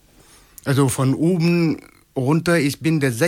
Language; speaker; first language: German; non-native, fluent; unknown